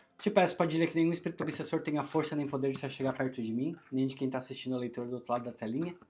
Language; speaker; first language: Portuguese; native; Portuguese